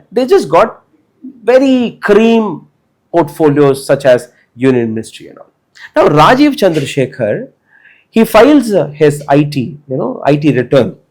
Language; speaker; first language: English; non-native, local second language; Tamil